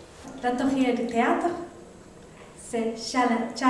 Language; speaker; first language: French; non-native, learner; Japanese